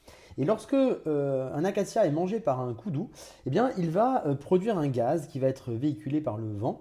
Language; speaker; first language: French; native; French